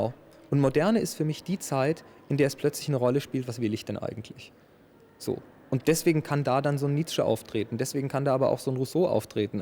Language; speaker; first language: German; native; German